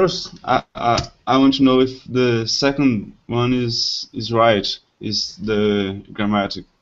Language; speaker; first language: English; non-native, learner; Portuguese